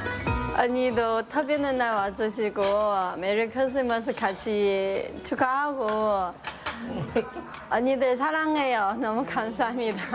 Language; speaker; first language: Korean; non-native, learner; Chinese